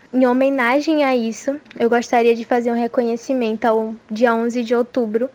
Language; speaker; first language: Portuguese; native; Portuguese